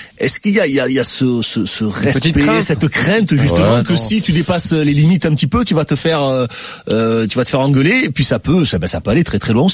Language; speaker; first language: French; native; French